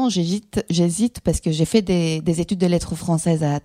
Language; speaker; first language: French; non-native, fluent; Greek